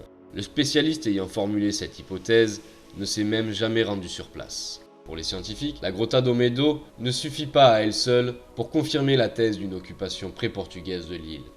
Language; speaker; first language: French; native; French